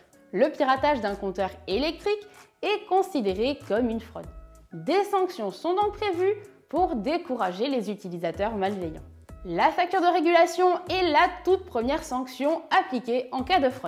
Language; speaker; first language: French; native; French